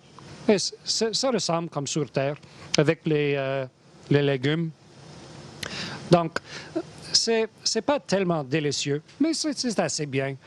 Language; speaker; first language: French; non-native, learner; English